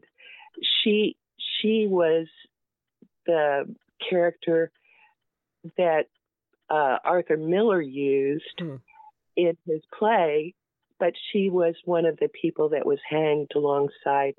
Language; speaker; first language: English; native; English